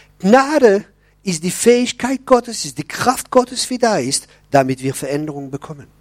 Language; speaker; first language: German; non-native, local second language; French